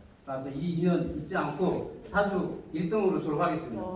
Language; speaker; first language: Korean; native; Korean